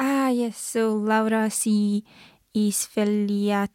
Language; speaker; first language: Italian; non-native, learner; English